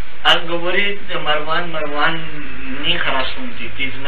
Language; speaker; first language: Bulgarian; non-native, learner; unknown